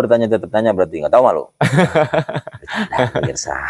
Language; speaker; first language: Indonesian; native; Indonesian